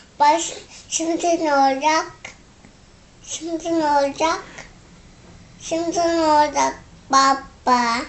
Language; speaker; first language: Turkish; early bilingual, heritage; Turkish